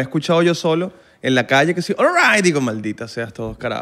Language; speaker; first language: Spanish; native; Spanish